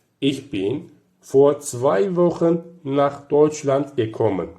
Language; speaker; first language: German; non-native, fluent; Turkish